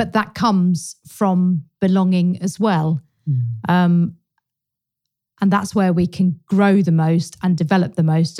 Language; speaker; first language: English; native; English